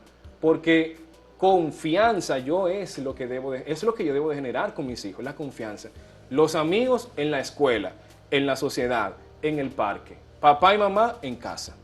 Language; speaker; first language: Spanish; native; Spanish